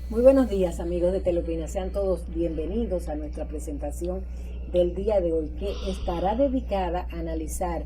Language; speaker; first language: Spanish; native; Spanish